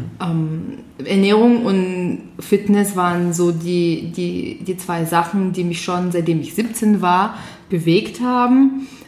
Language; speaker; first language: German; non-native, fluent; Bulgarian